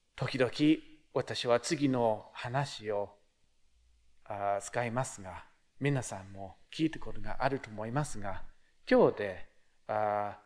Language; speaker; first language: Japanese; non-native, fluent; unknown